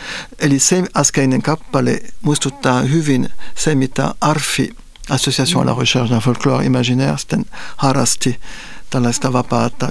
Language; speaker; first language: Finnish; non-native, fluent; Spanish